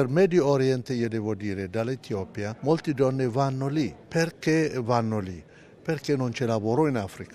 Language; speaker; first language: Italian; non-native, fluent; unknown